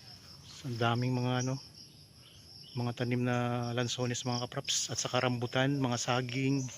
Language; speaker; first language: Filipino; native; Filipino